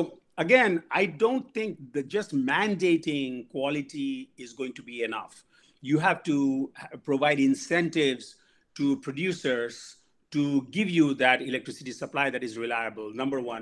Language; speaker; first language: English; non-native, local second language; Bangla